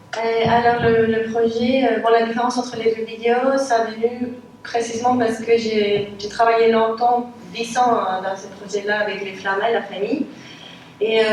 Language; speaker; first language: French; non-native, fluent; Spanish